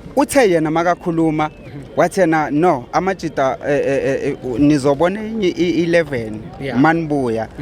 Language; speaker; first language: Zulu; native; Zulu